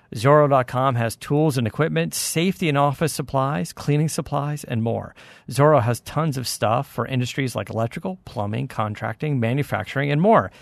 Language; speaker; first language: English; native; English